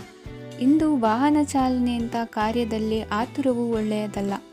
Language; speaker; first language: Kannada; native; Kannada